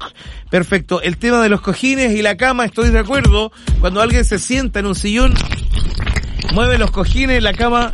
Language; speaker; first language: Spanish; native; Spanish